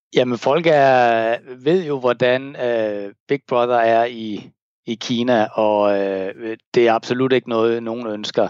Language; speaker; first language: Danish; native; Danish